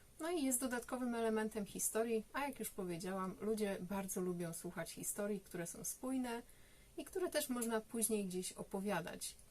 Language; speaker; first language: Polish; native; Polish